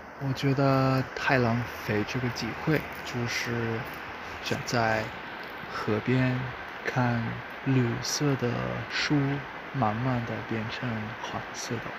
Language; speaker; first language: Chinese; non-native, fluent; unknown